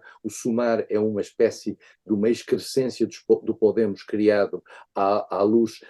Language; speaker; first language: Portuguese; native; Portuguese